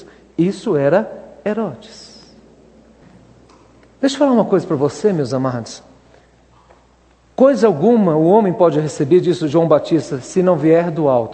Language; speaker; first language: Portuguese; native; Portuguese